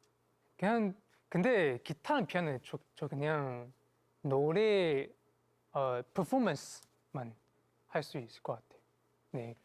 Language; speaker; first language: Korean; non-native, fluent; Chinese